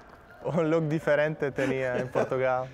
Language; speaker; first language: Portuguese; non-native, learner; Spanish